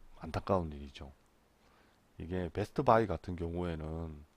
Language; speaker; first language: Korean; native; Korean